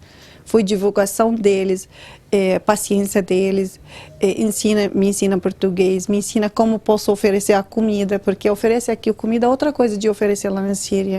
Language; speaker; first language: Portuguese; non-native, learner; Arabic